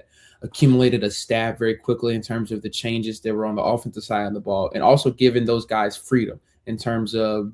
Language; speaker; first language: English; native; English